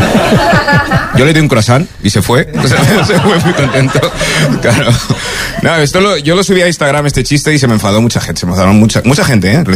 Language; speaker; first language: Spanish; early bilingual, other home language; English